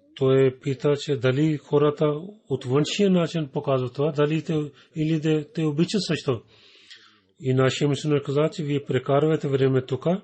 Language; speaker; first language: Bulgarian; non-native, fluent; Urdu